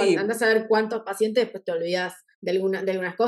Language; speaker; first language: Spanish; native; Spanish